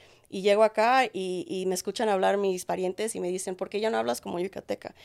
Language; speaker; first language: Spanish; early bilingual, heritage; Spanish